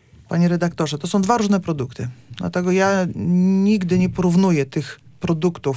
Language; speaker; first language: Polish; native; Polish